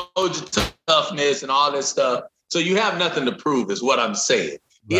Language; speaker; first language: English; native; English